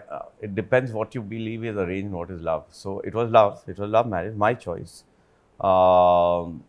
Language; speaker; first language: English; non-native, local second language; Hindi